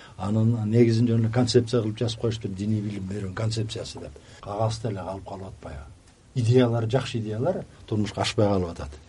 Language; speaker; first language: Kyrgyz; native; Kyrgyz